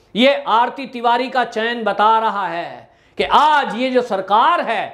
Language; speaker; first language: Hindi; native; Hindi